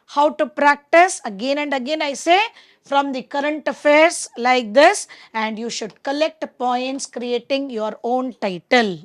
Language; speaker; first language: English; non-native, local second language; Tamil